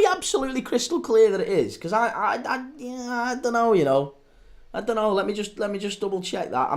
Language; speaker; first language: English; native; English